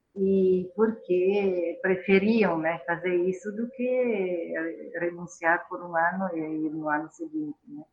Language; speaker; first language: Portuguese; non-native, fluent; Italian